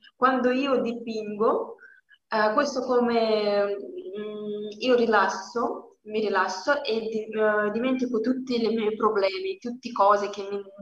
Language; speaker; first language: Italian; non-native, learner; Russian